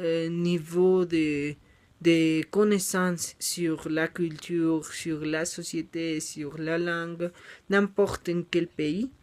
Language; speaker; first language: French; non-native, learner; Spanish